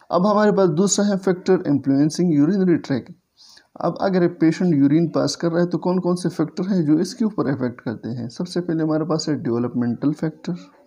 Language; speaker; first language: Hindi; native; Hindi